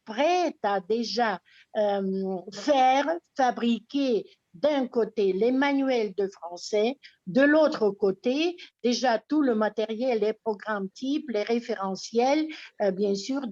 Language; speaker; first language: French; non-native, fluent; Russian